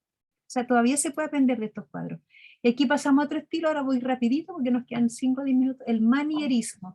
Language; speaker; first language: Spanish; native; Spanish